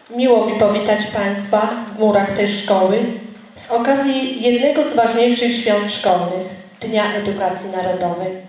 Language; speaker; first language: Polish; native; Polish